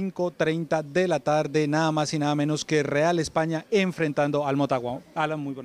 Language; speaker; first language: Spanish; native; Spanish